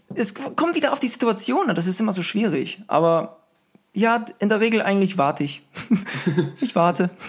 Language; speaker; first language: German; native; German